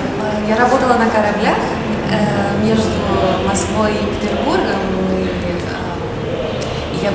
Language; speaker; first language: Russian; non-native, fluent; French